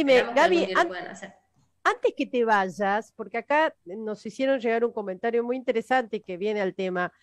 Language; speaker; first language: Spanish; native; Spanish